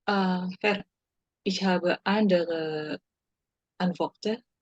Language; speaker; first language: German; non-native, learner; Indonesian